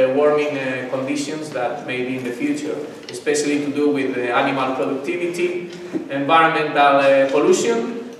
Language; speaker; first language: English; non-native, fluent; Spanish